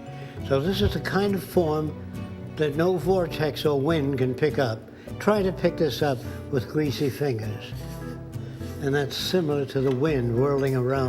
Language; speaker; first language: English; native; English